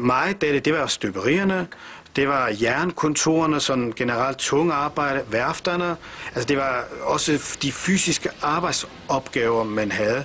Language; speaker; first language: Danish; early bilingual, other home language; Turkish